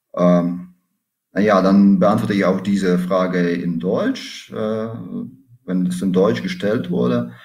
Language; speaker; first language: German; non-native, fluent; Russian